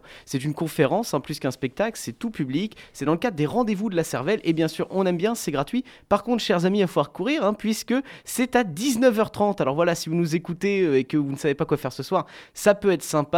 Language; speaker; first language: French; native; French